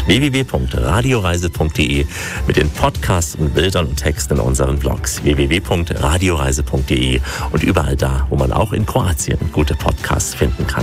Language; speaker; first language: German; native; German